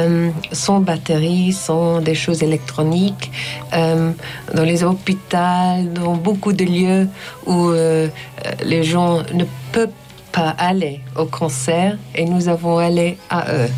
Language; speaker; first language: French; non-native, learner; English